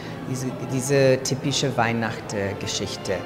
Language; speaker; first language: German; non-native, fluent; English